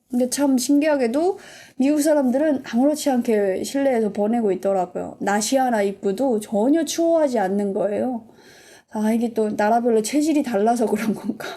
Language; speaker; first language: Korean; native; Korean